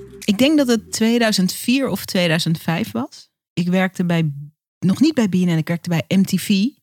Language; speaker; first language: Dutch; native; Dutch